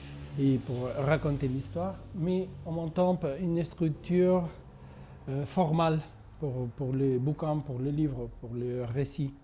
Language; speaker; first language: French; non-native, fluent; Spanish